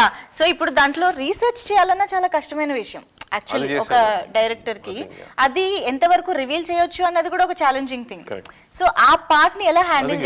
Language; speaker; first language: Telugu; native; Telugu